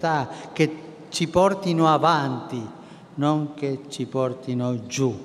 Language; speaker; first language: Italian; non-native, fluent; Spanish